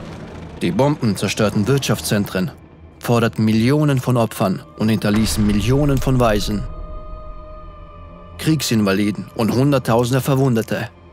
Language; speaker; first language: German; native; German